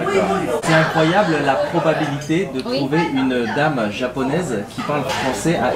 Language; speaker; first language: French; native; French